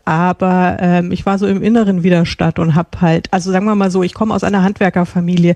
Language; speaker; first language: German; native; German